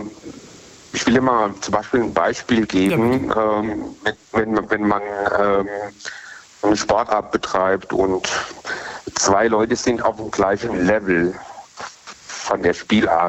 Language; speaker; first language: German; native; German